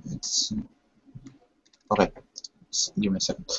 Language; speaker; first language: English; non-native, learner; Russian